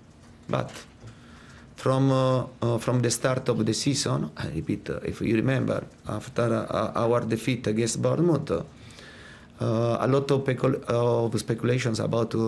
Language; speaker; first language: English; non-native, fluent; Italian